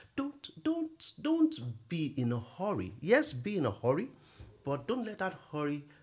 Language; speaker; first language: English; non-native, local second language; Yoruba